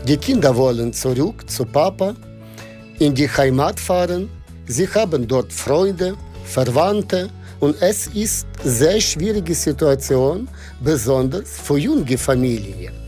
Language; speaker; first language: German; non-native, fluent; Ukrainian